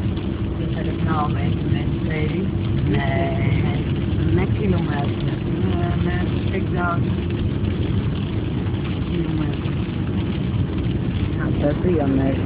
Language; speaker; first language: Latvian; non-native, learner; Dutch